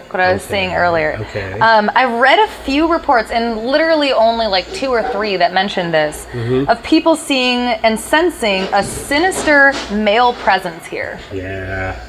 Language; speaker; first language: English; native; English